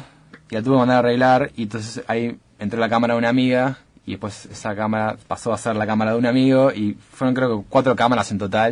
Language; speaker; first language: Spanish; native; Spanish